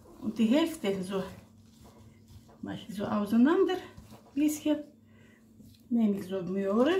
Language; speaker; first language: German; non-native, local second language; Russian